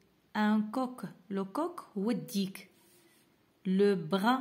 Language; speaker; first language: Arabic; native; Arabic